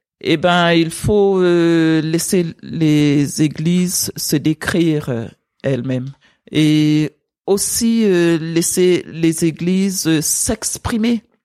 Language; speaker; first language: French; non-native, fluent; English